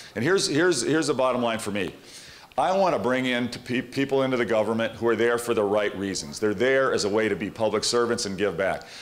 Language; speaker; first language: English; native; English